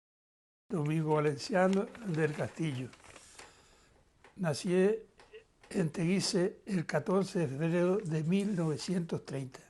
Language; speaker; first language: Spanish; native; Spanish